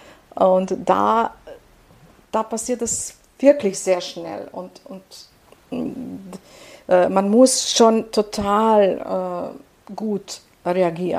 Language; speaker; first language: German; non-native, fluent; Serbian